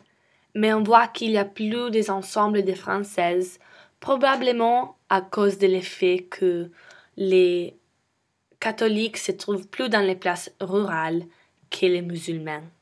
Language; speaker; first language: French; non-native, learner; English